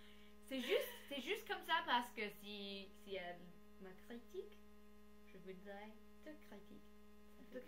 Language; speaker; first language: French; non-native, learner; English